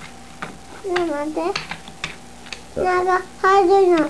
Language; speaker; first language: Japanese; native; Japanese